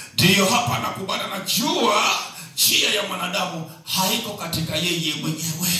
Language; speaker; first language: Swahili; non-native, local second language; Giryama